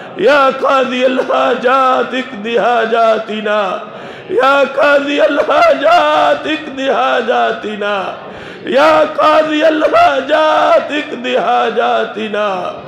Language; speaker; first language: Arabic; non-native, fluent; Urdu